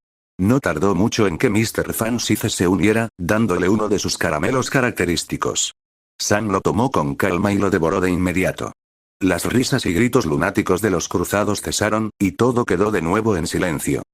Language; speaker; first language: Spanish; native; Spanish